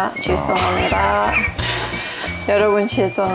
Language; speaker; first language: Korean; non-native, learner; Thai